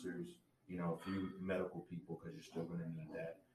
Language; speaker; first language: English; native; English